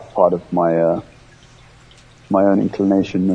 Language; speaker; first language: English; early bilingual, other home language; Somali